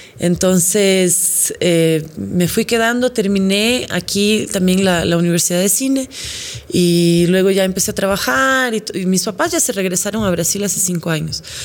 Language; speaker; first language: Spanish; non-native, fluent; Portuguese